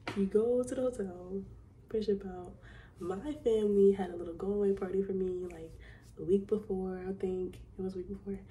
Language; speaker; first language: English; native; English